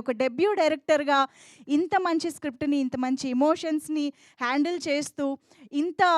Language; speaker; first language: Telugu; native; Telugu